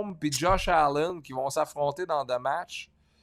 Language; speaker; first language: French; native; French